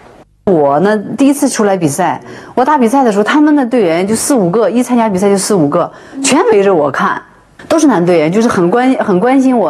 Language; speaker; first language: Chinese; native; Chinese